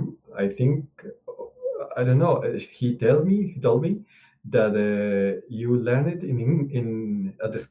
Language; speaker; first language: English; non-native, learner; Spanish